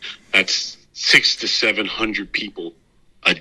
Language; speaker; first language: English; native; English